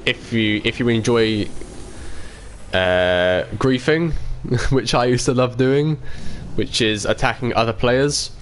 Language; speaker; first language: English; native; English